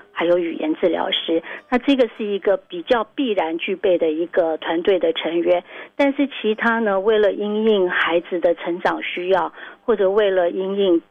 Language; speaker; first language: Chinese; native; Chinese